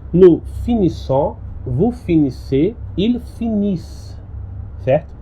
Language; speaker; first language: French; non-native, learner; Portuguese